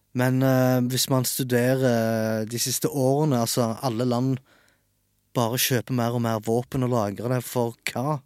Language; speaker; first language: Norwegian; early bilingual, other home language; Arabic